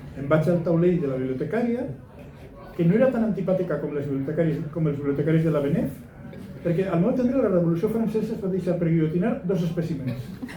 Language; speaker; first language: Catalan; non-native, local second language; Spanish